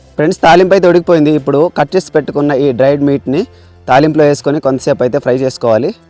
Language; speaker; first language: Telugu; non-native, local second language; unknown